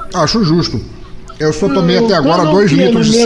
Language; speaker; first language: Portuguese; native; Portuguese